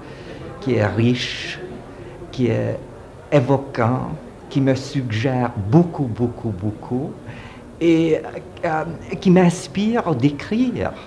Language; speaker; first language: French; early bilingual, heritage; French